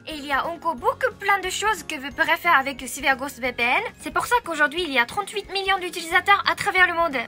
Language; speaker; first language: French; non-native, fluent; Japanese